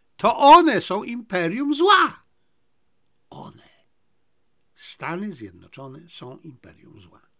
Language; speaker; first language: Polish; native; Polish